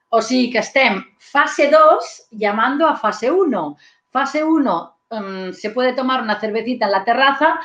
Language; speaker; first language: Spanish; non-native, local second language; Catalan